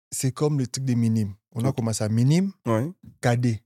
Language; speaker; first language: French; non-native, local second language; Lingala